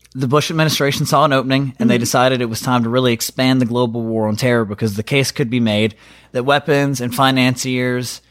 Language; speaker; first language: English; native; English